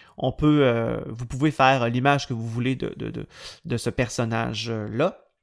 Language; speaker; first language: French; native; French